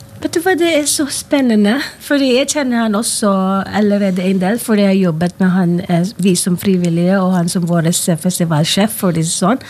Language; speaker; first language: Norwegian; non-native, fluent; Filipino